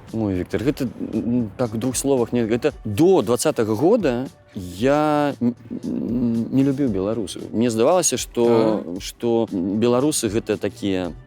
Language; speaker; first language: Belarusian; non-native, local second language; Russian